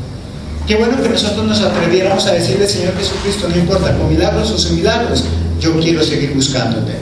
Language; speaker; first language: Spanish; native; Spanish